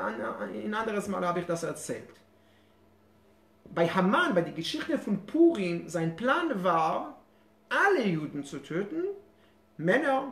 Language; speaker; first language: German; non-native, fluent; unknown